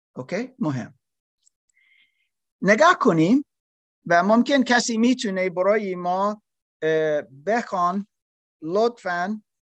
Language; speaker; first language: Persian; non-native, learner; German